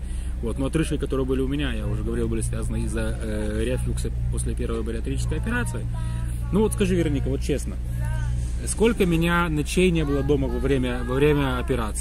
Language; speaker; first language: Russian; native; Russian